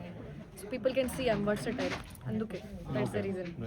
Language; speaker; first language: Telugu; non-native, fluent; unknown